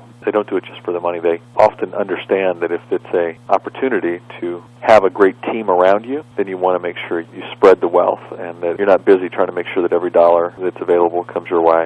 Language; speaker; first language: English; native; English